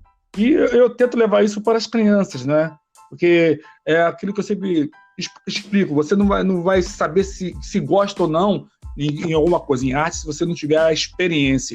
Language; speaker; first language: Portuguese; native; Portuguese